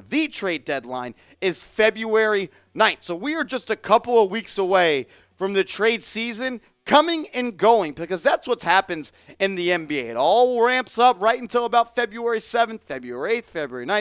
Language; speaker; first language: English; native; English